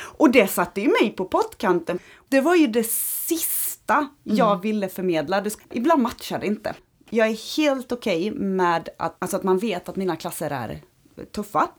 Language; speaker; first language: Swedish; early bilingual, other home language; Romanian